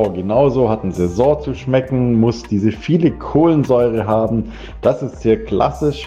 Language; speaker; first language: German; native; German